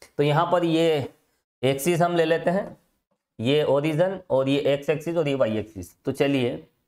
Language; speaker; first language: Hindi; native; Hindi